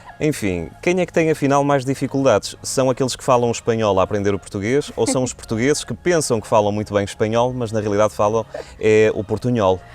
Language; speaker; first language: Portuguese; native; Portuguese